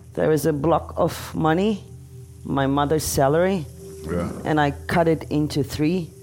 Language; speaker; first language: English; non-native, fluent; Turkish